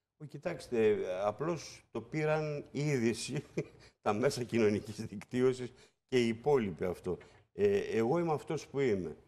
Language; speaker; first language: Greek; native; Greek